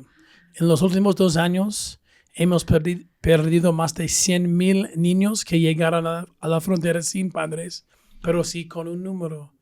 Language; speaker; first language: Spanish; non-native, fluent; English